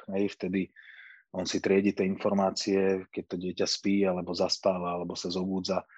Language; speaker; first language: Slovak; native; Slovak